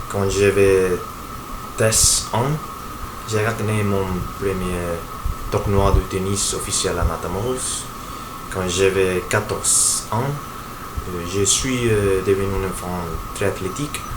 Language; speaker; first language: French; non-native, learner; Spanish